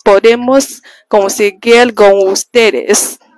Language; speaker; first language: Spanish; non-native, learner; Chinese